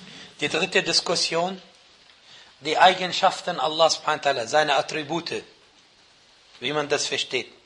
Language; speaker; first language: German; non-native, fluent; Arabic